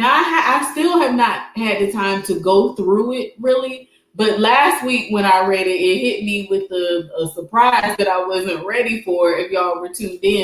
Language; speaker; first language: English; native; English